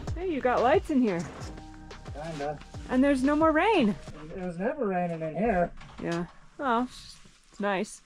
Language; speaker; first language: English; native; English